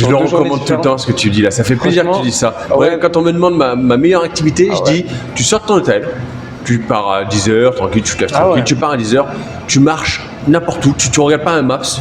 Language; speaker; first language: French; native; French